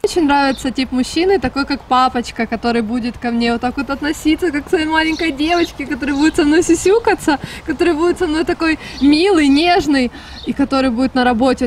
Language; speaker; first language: Russian; native; Russian